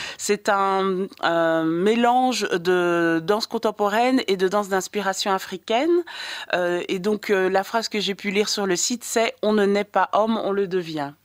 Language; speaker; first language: French; native; French